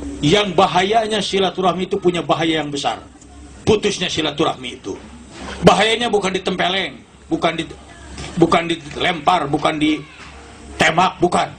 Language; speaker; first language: Indonesian; non-native, local second language; Sundanese